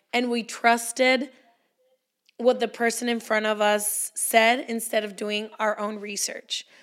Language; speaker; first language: English; early bilingual, heritage; Spanish